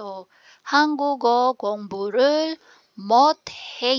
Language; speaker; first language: Korean; non-native, fluent; Filipino